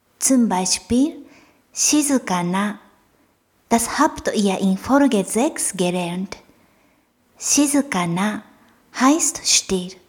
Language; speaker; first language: German; non-native, fluent; Japanese